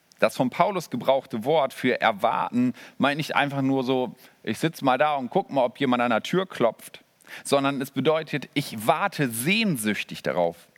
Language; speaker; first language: German; native; German